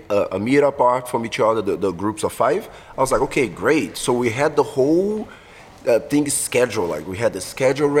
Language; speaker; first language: English; non-native, fluent; Portuguese